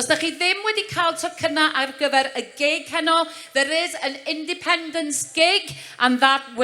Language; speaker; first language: Welsh; native; Welsh